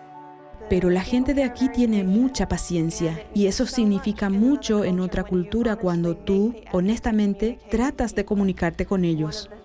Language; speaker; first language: Spanish; non-native, fluent; English